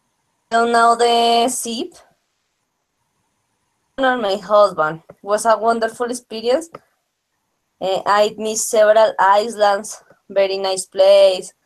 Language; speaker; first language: English; non-native, learner; Spanish